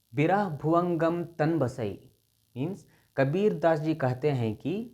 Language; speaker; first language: Hindi; non-native, local second language; Kannada